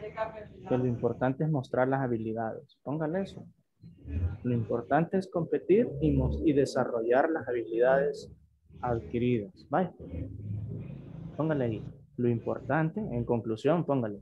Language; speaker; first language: Spanish; native; Spanish